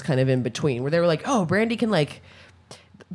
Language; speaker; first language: English; native; English